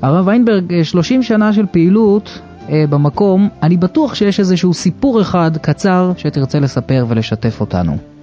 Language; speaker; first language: Hebrew; native; Hebrew